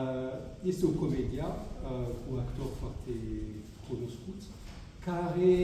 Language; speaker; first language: Romanian; non-native, fluent; French